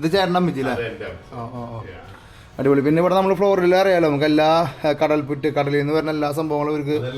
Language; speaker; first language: Malayalam; native; Malayalam